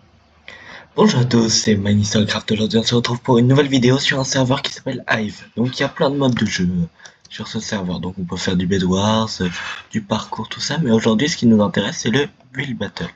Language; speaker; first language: French; native; French